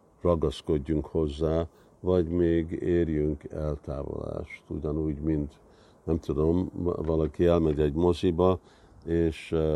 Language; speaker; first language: Hungarian; early bilingual, heritage; Hungarian